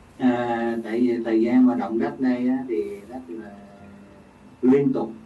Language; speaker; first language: Vietnamese; native; Vietnamese